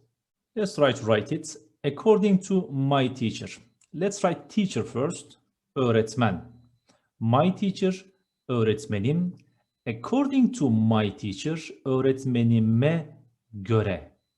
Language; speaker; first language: English; non-native, fluent; Turkish